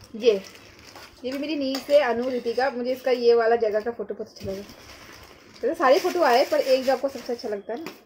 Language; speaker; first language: Hindi; non-native, local second language; Nepali